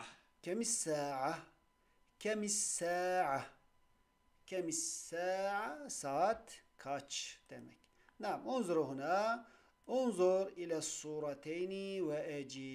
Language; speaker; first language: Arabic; non-native, fluent; Turkish